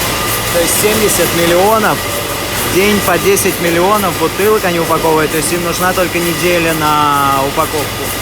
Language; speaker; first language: Russian; native; Russian